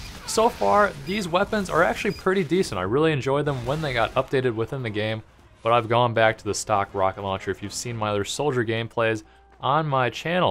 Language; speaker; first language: English; native; English